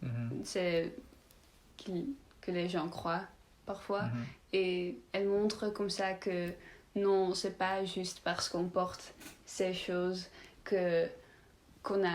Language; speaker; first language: French; non-native, learner; Dutch